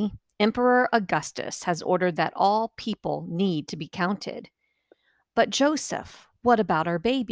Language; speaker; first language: English; native; English